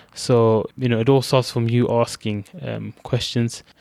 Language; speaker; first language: English; non-native, local second language; Shona